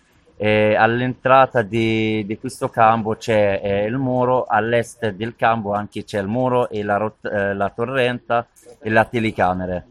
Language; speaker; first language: Italian; non-native, learner; Arabic